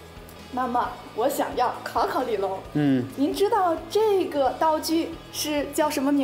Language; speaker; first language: Chinese; native; Chinese